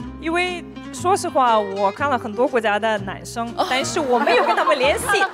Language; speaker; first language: Chinese; non-native, fluent; Russian